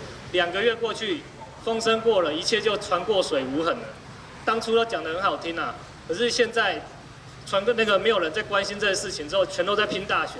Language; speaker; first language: Chinese; native; Chinese